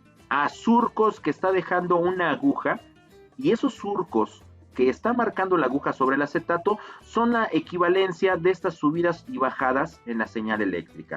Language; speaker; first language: Spanish; native; Spanish